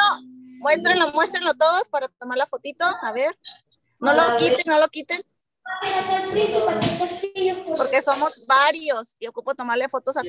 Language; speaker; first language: Spanish; native; Spanish